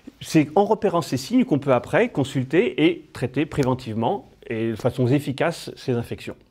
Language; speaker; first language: French; native; French